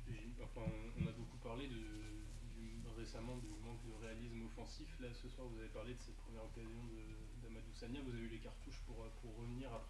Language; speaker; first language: French; native; French